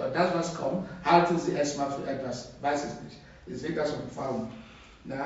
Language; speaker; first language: German; non-native, learner; Russian